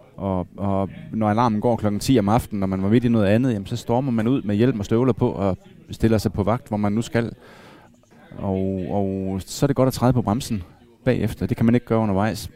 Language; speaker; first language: Danish; native; Danish